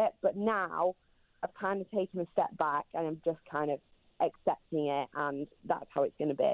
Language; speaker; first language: English; native; English